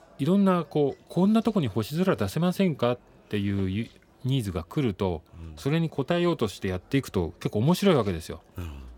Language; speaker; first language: Japanese; native; Japanese